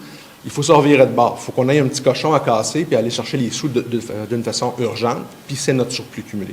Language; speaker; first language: French; native; French